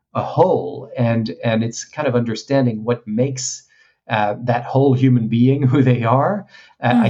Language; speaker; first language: English; non-native, fluent; French